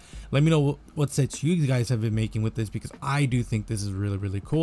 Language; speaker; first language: English; native; English